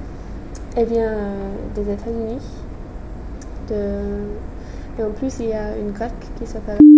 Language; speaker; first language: French; non-native, fluent; English